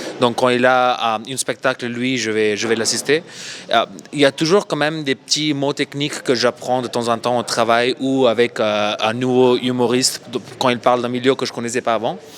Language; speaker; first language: French; non-native, fluent; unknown